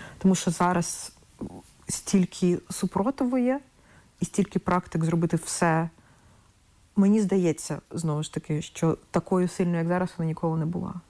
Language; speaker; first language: Ukrainian; non-native, local second language; Russian